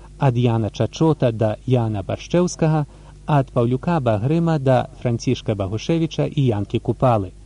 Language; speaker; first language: Belarusian; native; Belarusian